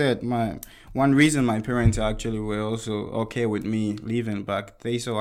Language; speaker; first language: English; non-native, local second language; Akan